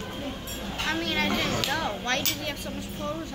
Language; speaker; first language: English; native; English